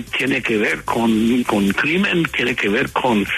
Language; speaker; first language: Spanish; non-native, fluent; English